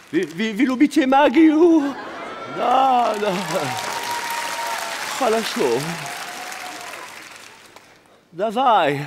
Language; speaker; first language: Russian; non-native, learner; French